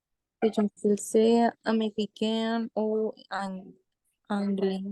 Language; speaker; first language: French; non-native, learner; Spanish